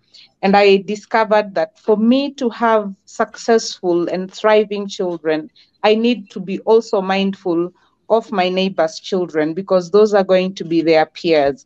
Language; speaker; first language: English; non-native, local second language; Kamba